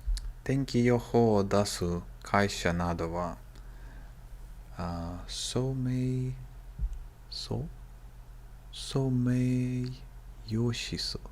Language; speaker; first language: Japanese; non-native, learner; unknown